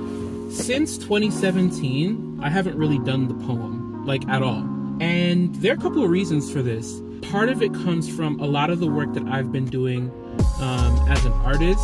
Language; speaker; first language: English; native; English